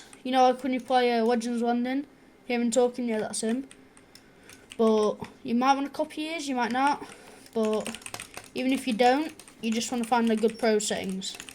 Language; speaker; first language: English; native; English